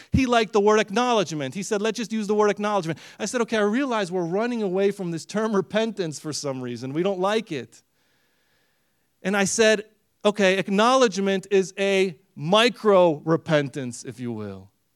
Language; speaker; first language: English; early bilingual, other home language; Romanian